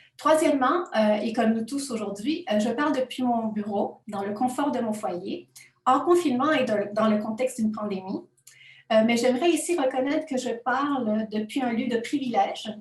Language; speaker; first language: French; non-native, fluent; Spanish